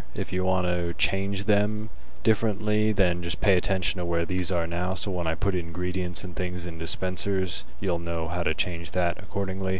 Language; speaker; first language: English; native; English